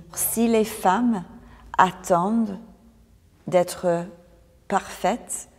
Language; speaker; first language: French; non-native, fluent; English